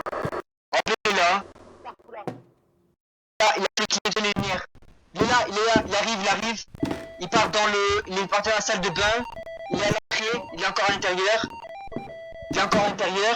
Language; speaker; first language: French; native; French